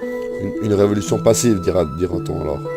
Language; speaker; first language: French; native; French